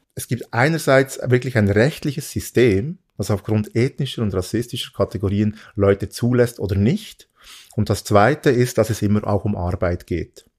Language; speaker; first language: German; early bilingual, other home language; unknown